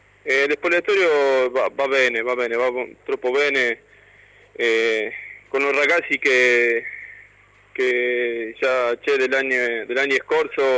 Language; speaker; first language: Italian; non-native, learner; Spanish